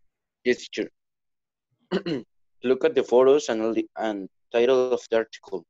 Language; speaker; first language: English; non-native, learner; Spanish